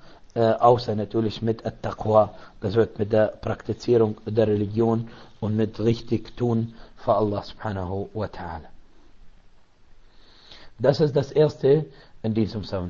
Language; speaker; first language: German; non-native, learner; Arabic